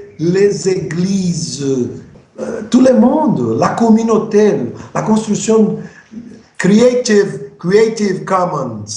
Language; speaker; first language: French; non-native, fluent; Portuguese